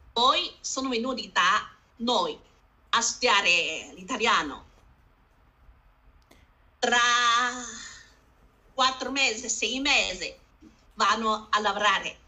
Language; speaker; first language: Italian; non-native, learner; Chinese